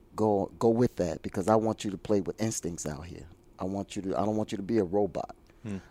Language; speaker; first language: English; native; English